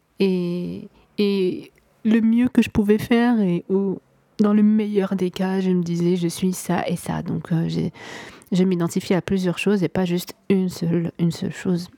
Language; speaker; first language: French; non-native, local second language; Arabic